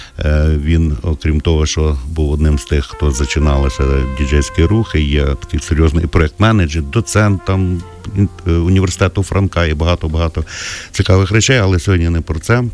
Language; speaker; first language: Ukrainian; native; Ukrainian